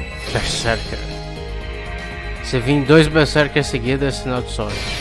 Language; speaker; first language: Portuguese; native; Portuguese